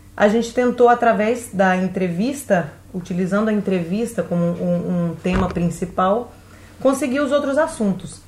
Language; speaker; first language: Portuguese; native; Portuguese